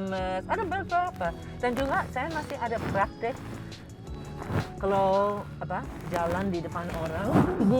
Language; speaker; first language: Indonesian; non-native, fluent; English